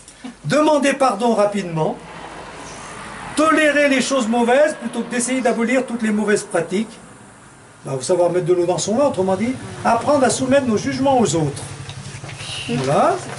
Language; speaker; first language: French; native; French